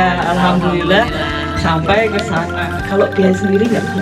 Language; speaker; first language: Indonesian; native; Indonesian